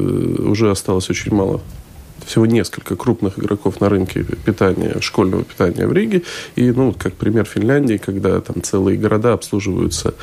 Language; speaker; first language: Russian; native; Russian